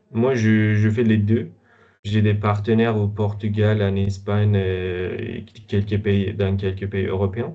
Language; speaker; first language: French; non-native, fluent; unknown